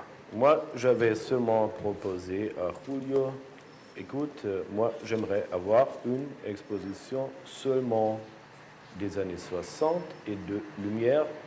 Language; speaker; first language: French; non-native, fluent; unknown